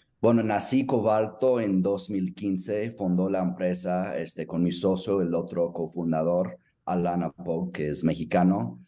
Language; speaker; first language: Spanish; non-native, fluent; English